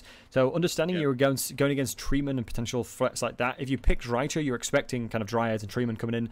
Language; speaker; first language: English; native; English